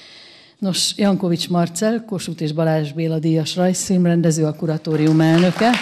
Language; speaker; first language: Hungarian; native; Hungarian